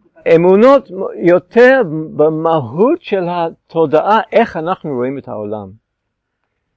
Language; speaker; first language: Hebrew; non-native, fluent; English